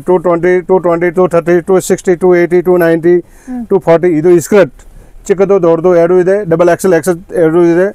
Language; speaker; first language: Kannada; non-native, local second language; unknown